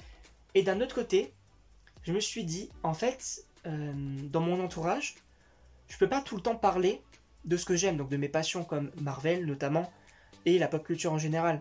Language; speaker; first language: French; native; French